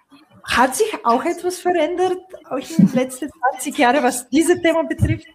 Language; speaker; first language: German; non-native, fluent; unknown